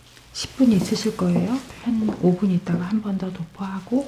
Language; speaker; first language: Korean; native; Korean